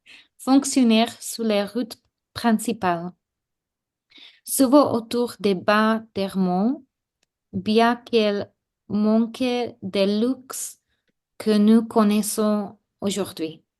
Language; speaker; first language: French; non-native, learner; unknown